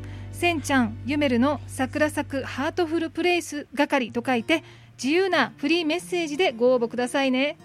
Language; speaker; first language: Japanese; native; Japanese